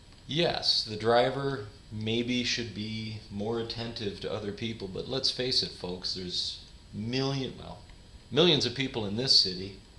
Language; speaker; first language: English; native; English